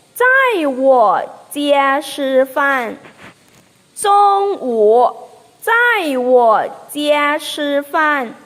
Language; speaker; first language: Chinese; non-native, fluent; Thai